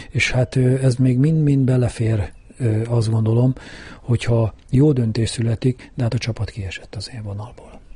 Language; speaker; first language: Hungarian; native; Hungarian